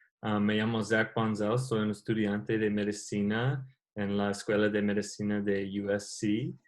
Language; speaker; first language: Spanish; non-native, learner; English